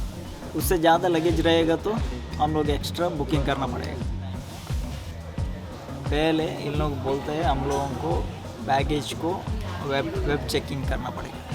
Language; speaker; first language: Hindi; non-native, local second language; Tulu